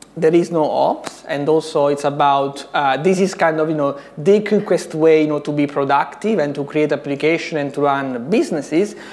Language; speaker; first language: English; non-native, fluent; Italian